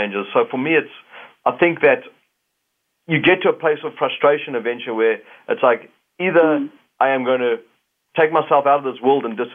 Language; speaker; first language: English; native; English